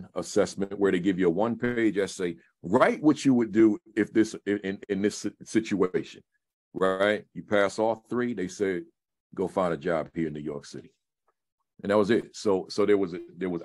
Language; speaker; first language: English; native; English